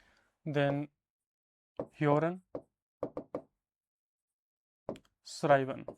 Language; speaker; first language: German; non-native, fluent; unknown